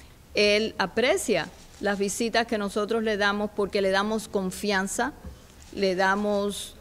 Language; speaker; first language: Spanish; native; Spanish